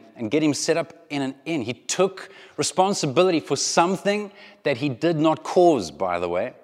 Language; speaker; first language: English; native; English